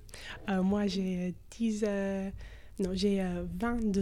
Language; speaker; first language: French; non-native, fluent; English